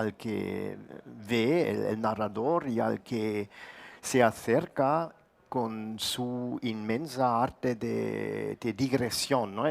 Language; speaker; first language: Spanish; non-native, fluent; German